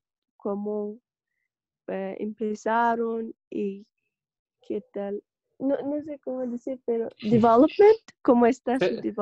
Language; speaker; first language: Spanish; non-native, learner; Russian